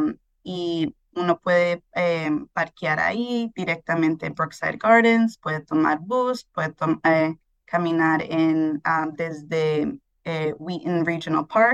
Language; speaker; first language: Spanish; early bilingual, heritage; Spanish